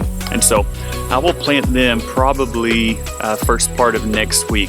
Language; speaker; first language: English; native; English